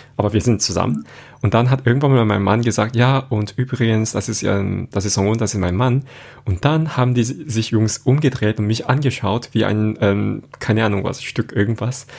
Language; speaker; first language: German; non-native, fluent; Korean